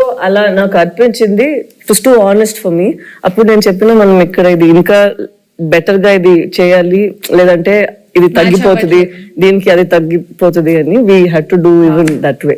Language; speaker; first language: Telugu; non-native, fluent; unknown